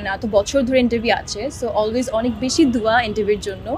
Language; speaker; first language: Bangla; native; Bangla